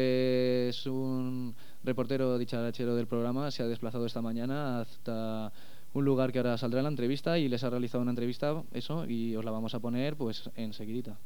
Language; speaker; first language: Spanish; native; Spanish